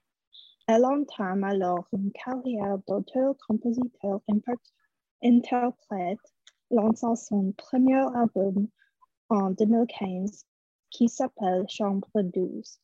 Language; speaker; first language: French; non-native, fluent; English